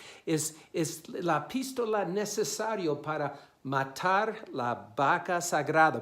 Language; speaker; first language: Spanish; non-native, fluent; English